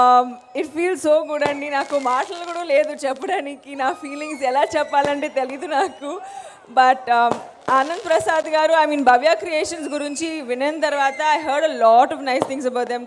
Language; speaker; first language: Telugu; non-native, learner; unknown